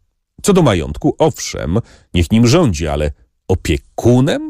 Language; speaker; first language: Polish; native; Polish